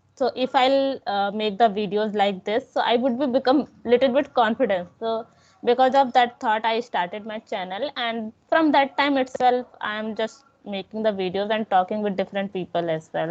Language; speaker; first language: English; non-native, local second language; Hindi